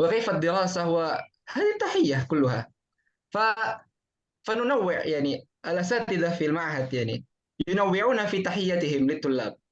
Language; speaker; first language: Arabic; non-native, fluent; Indonesian